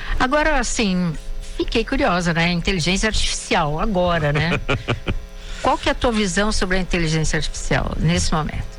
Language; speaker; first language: Portuguese; native; Portuguese